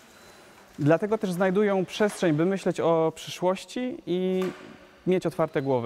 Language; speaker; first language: Polish; native; Polish